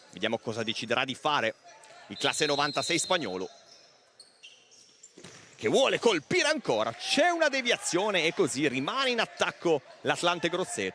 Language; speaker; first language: Italian; native; Italian